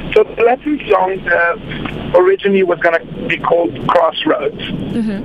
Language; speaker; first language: English; non-native, fluent; Portuguese